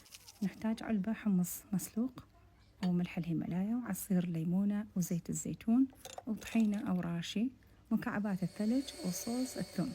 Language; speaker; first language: Arabic; native; Arabic